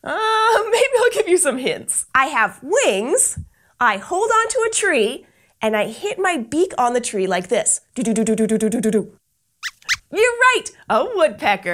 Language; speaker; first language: English; native; English